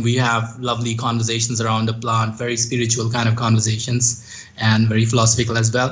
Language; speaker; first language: English; non-native, local second language; Hindi